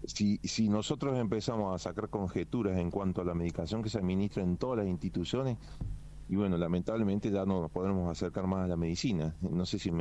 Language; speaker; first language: Spanish; native; Spanish